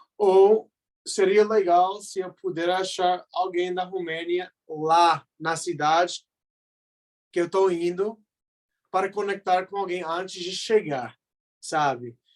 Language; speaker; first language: Portuguese; non-native, fluent; English